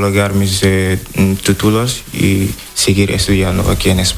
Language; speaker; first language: Spanish; non-native, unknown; Wolof